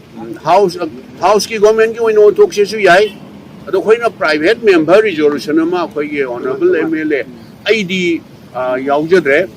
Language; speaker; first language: Manipuri; native; Manipuri